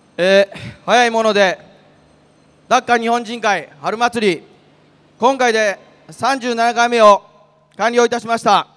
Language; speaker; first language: Japanese; native; Japanese